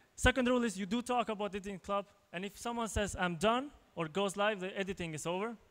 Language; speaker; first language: English; non-native, fluent; Albanian